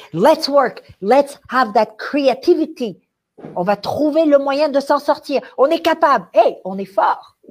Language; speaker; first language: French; non-native, local second language; Arabic